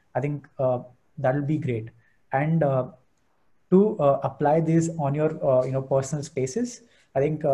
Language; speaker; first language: English; non-native, local second language; Hindi